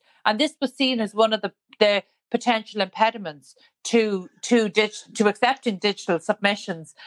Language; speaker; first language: English; native; English